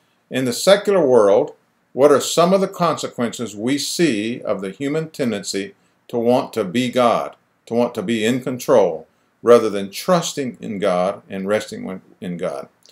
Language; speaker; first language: English; native; English